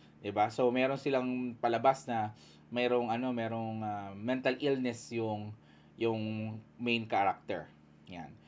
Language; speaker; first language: Filipino; native; Filipino